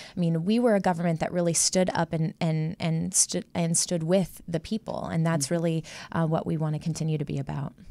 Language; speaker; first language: English; native; English